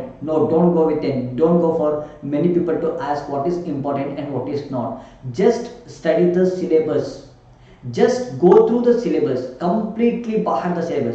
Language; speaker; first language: English; non-native, local second language; Kannada